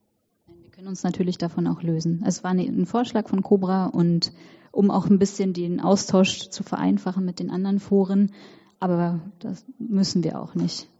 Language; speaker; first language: German; native; German